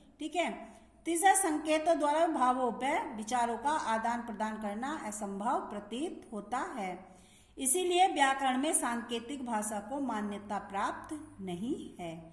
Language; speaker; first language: Hindi; native; Hindi